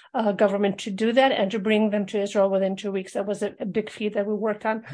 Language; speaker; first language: English; early bilingual, other home language; Russian